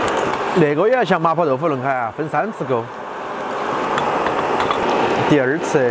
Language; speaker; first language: Chinese; native; Chinese